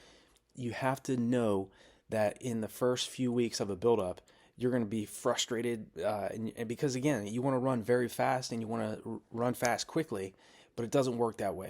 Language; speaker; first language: English; native; English